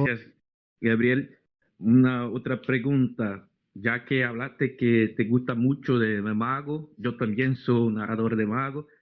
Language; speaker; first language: Spanish; non-native, fluent; Portuguese